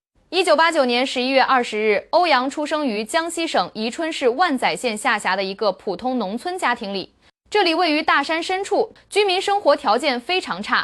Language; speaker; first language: Chinese; native; Chinese